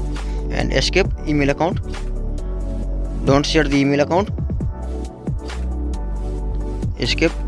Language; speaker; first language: English; non-native, local second language; Hindi